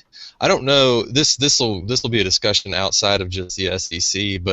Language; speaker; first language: English; native; English